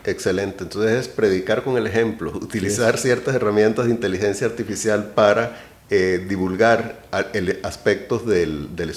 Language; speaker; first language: Spanish; native; Spanish